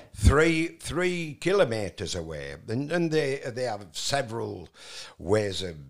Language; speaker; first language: English; native; English